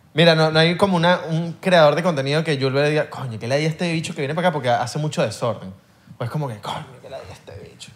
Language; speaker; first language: Spanish; native; Spanish